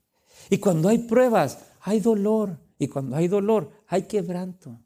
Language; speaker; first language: Spanish; native; Spanish